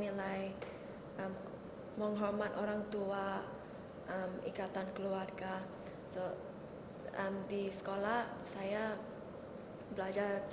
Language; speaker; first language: Indonesian; early bilingual, heritage; Indonesian